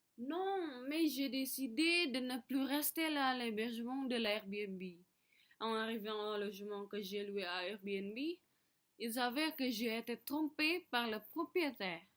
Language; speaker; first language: French; non-native, learner; Indonesian